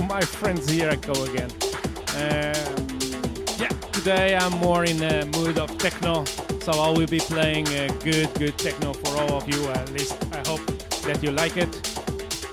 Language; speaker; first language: English; non-native, fluent; Portuguese